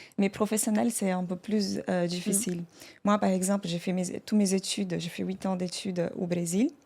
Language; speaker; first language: French; non-native, fluent; Portuguese